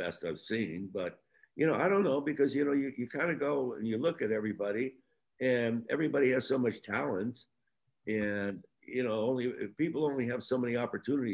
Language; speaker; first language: English; native; English